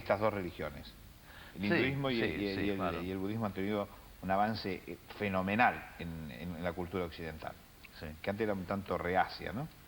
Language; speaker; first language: Spanish; native; Spanish